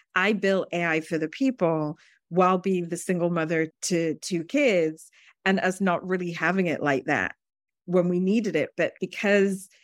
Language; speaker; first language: English; native; English